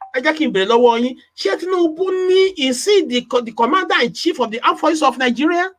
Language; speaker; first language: English; non-native, local second language; Yoruba